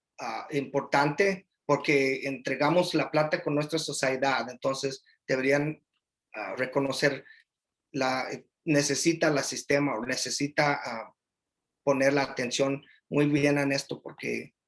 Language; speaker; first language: Spanish; early bilingual, heritage; English